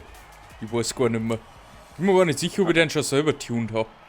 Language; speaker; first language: German; native; German